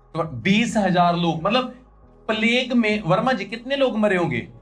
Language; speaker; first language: Hindi; non-native, local second language; Punjabi